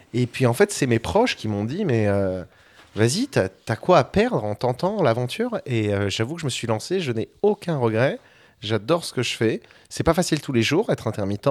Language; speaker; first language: French; native; French